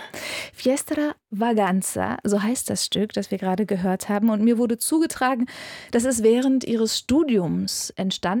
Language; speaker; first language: German; native; German